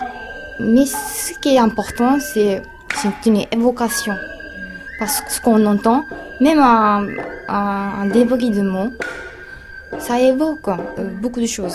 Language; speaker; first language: French; non-native, fluent; Japanese